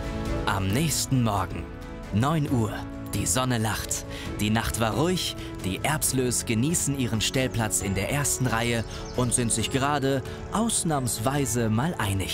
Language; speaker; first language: German; native; German